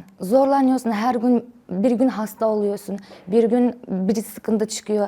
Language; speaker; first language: Turkish; non-native, learner; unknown